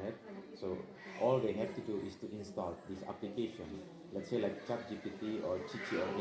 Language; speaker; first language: English; non-native, learner; Indonesian